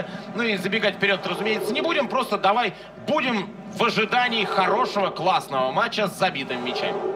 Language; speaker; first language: Russian; native; Russian